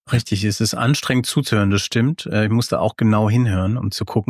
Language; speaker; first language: German; native; German